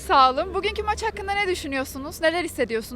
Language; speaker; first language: Turkish; native; Turkish